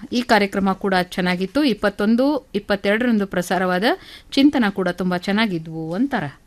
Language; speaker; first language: Kannada; native; Kannada